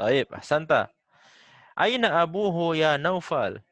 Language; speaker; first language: Arabic; non-native, fluent; Indonesian